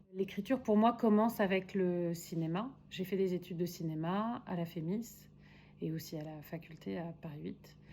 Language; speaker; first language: French; early bilingual, other home language; Spanish